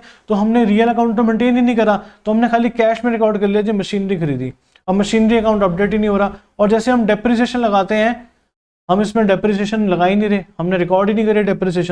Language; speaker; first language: Hindi; native; Hindi